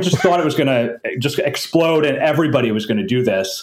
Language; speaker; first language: English; non-native, fluent; French